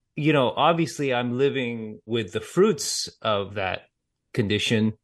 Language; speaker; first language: English; native; English